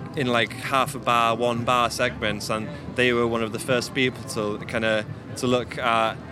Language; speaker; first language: English; non-native, local second language; Welsh